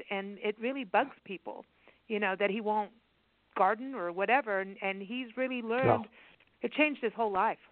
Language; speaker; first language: English; native; English